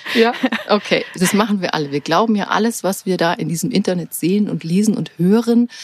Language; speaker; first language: German; native; German